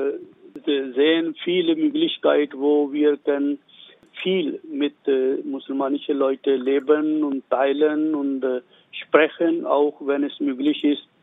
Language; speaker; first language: German; non-native, learner; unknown